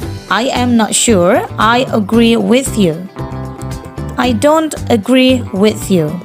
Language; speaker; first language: English; non-native, fluent; Indonesian